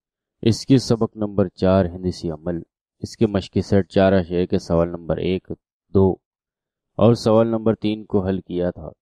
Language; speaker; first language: Urdu; native; Urdu